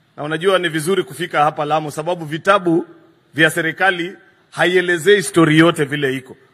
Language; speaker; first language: Swahili; non-native, local second language; Kalenjin